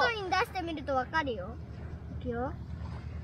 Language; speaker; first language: Japanese; native; Japanese